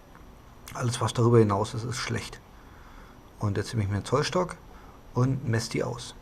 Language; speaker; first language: German; native; German